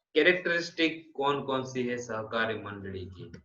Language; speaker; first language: Hindi; non-native, local second language; Gujarati